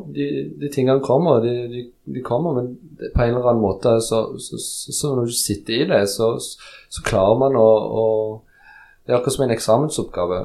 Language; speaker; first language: Norwegian; early bilingual, other home language; Polish